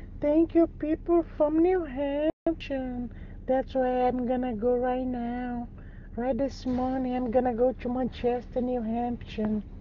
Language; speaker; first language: English; non-native, learner; Portuguese